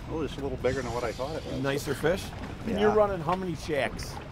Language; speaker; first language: English; native; English